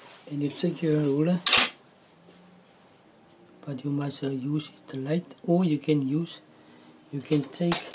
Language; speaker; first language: English; non-native, local second language; Afrikaans